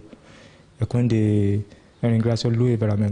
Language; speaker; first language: Italian; non-native, fluent; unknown